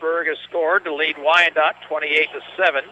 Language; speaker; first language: English; native; English